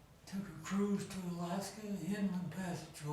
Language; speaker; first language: English; native; English